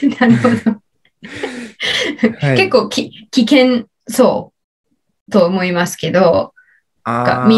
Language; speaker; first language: Japanese; non-native, learner; English